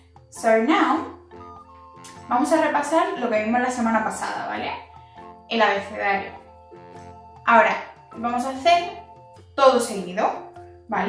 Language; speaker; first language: Spanish; native; Spanish